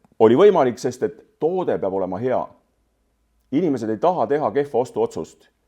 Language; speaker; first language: Estonian; native; Estonian